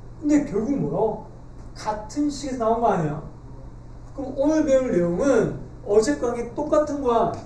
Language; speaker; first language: Korean; native; Korean